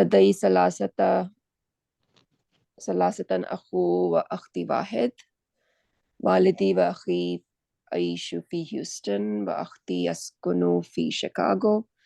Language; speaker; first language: Arabic; non-native, learner; Urdu